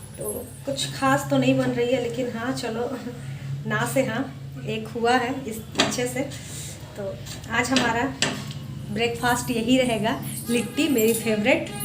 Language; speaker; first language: Hindi; non-native, local second language; Bangla